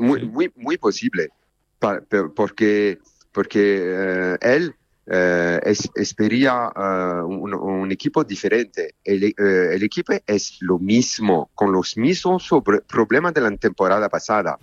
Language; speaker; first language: Spanish; non-native, fluent; Italian